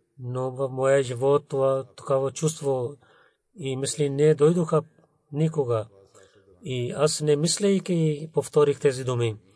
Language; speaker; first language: Bulgarian; non-native, learner; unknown